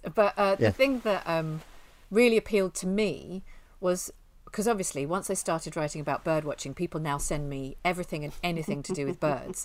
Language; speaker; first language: English; native; English